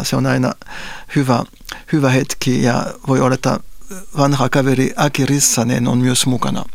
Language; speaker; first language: Finnish; non-native, fluent; French